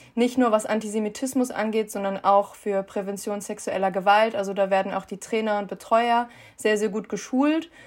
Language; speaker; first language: German; native; German